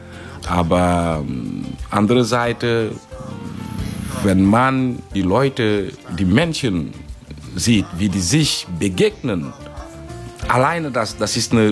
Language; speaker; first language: German; non-native, fluent; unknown